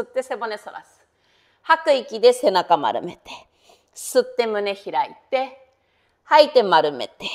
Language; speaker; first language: Japanese; native; Japanese